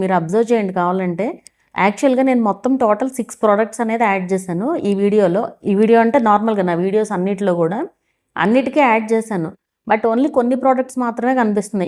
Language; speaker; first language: Telugu; native; Telugu